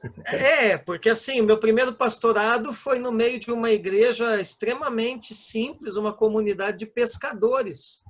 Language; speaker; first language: Portuguese; native; Portuguese